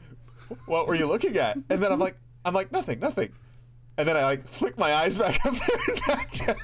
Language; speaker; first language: English; native; English